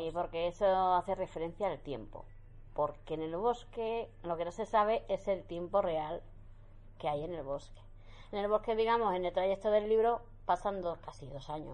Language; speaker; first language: Spanish; native; Spanish